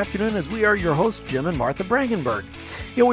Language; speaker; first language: English; native; English